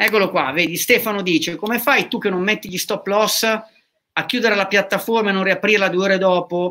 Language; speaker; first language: Italian; native; Italian